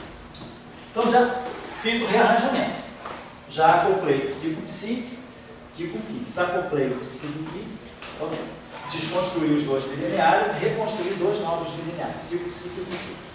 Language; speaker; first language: Portuguese; native; Portuguese